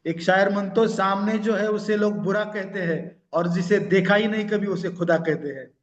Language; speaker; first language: Hindi; non-native, local second language; Marathi